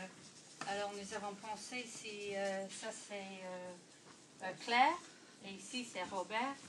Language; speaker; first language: French; non-native, fluent; English